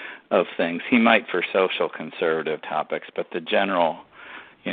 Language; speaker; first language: English; native; English